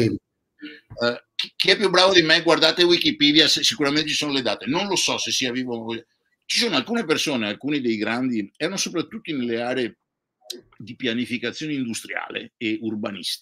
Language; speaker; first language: Italian; native; Italian